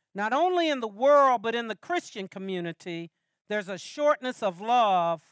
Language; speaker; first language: English; native; English